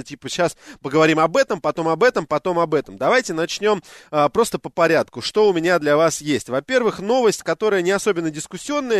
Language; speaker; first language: Russian; native; Russian